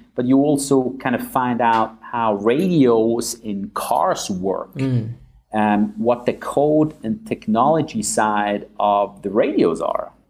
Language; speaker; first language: English; non-native, fluent; German